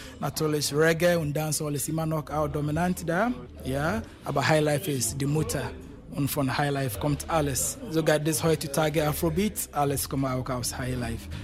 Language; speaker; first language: German; non-native, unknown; Akan